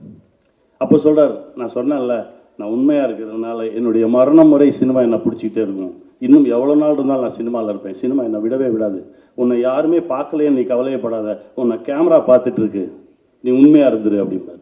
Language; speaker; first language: Tamil; native; Tamil